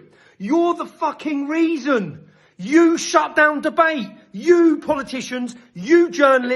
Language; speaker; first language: English; native; English